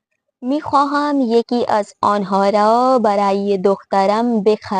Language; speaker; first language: Persian; non-native, fluent; Urdu